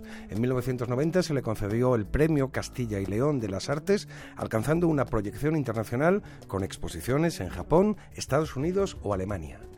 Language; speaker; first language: Spanish; native; Spanish